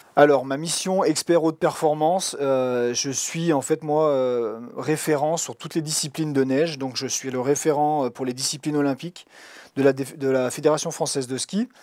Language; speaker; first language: French; native; French